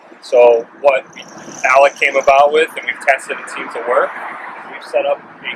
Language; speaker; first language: English; native; English